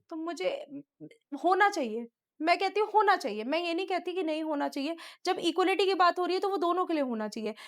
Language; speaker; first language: Hindi; native; Hindi